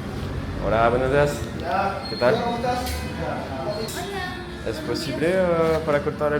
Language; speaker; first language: Spanish; non-native, learner; French